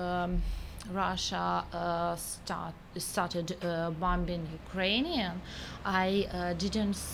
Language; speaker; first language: English; non-native, learner; Ukrainian